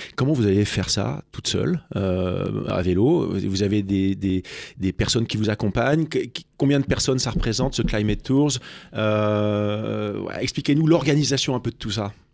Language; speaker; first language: French; native; French